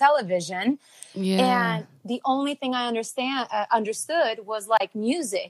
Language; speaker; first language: English; non-native, fluent; Albanian